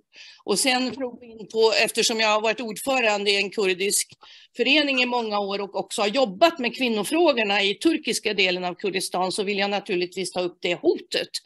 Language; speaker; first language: Swedish; native; Swedish